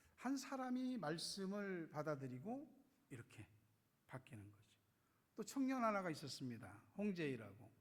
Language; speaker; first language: Korean; native; Korean